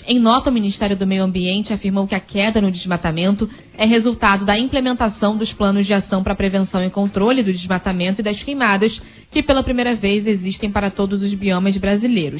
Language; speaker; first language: Portuguese; native; Portuguese